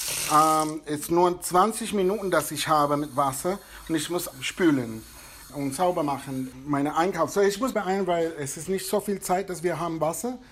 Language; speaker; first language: German; non-native, fluent; Spanish